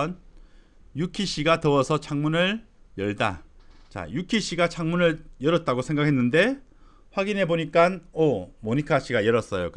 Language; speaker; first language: Korean; native; Korean